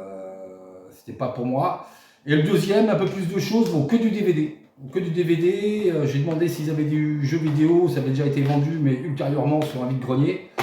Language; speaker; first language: French; native; French